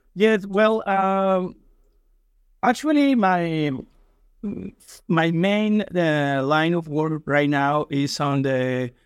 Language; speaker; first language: English; non-native, fluent; Spanish